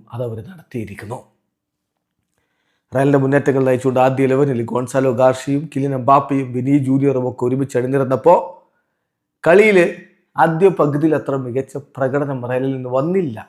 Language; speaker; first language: Malayalam; native; Malayalam